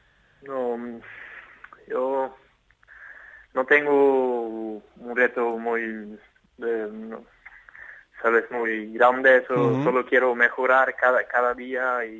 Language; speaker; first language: Spanish; non-native, fluent; Swedish